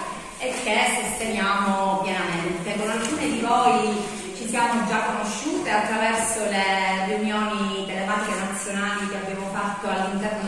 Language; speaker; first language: Italian; native; Italian